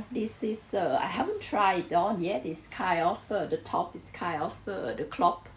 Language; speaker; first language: English; non-native, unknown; Thai